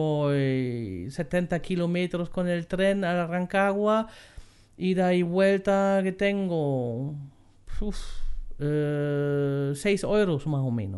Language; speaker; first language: Spanish; non-native, fluent; German